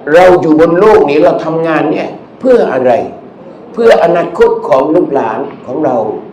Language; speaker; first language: Thai; non-native, local second language; Malay